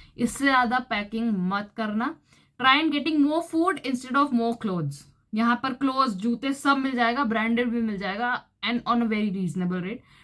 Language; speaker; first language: Hindi; native; Hindi